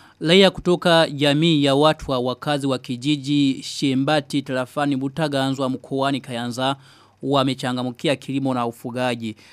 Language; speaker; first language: Swahili; non-native, local second language; Rundi